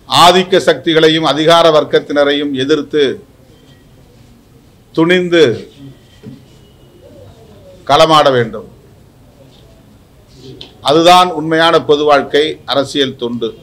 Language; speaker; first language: Tamil; native; Tamil